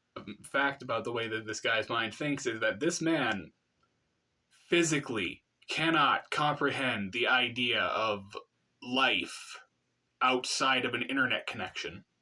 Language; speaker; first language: English; native; English